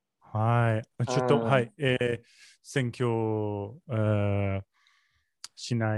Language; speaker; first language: Japanese; non-native, learner; English